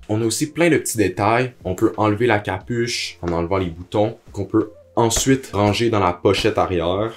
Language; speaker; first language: French; native; French